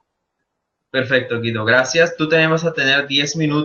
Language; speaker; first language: Spanish; native; Spanish